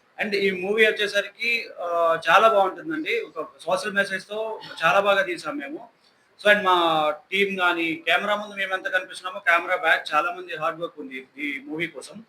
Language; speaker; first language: Telugu; native; Telugu